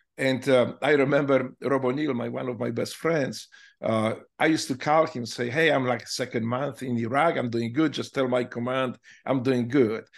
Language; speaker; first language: English; non-native, fluent; Polish